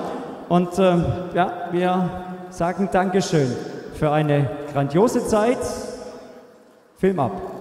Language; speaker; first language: German; native; German